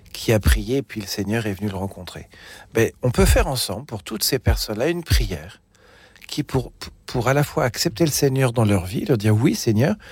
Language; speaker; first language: French; native; French